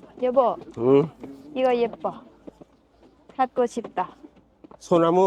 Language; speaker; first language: Korean; non-native, learner; Thai